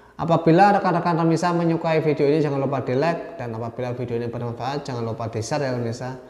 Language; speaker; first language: Indonesian; native; Indonesian